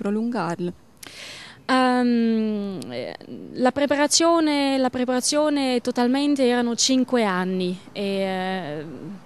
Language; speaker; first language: Italian; non-native, learner; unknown